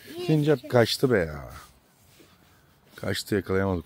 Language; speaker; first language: Turkish; native; Turkish